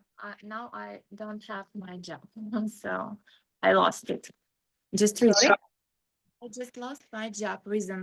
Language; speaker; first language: English; non-native, fluent; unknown